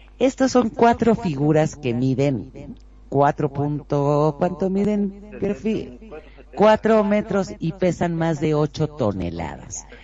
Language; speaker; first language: Spanish; native; Spanish